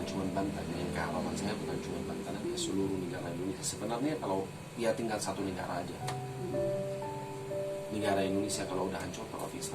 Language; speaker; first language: Indonesian; non-native, fluent; Arabic